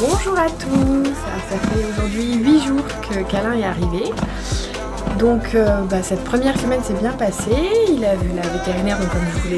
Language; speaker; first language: French; native; French